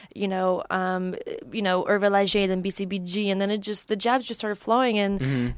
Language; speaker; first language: English; early bilingual, other home language; Polish